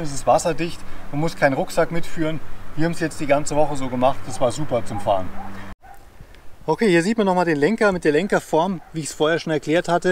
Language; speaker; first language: German; native; German